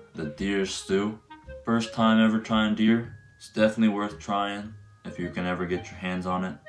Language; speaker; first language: English; early bilingual, other home language; Japanese